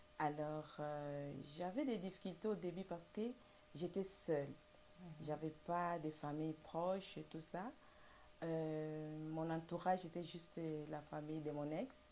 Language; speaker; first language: French; non-native, local second language; Lingala